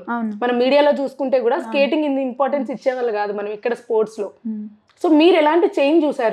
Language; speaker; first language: Telugu; native; Telugu